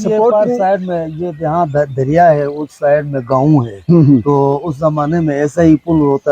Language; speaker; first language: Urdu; non-native, local second language; Shina